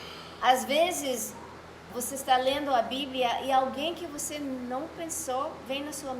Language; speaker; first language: Portuguese; non-native, fluent; Spanish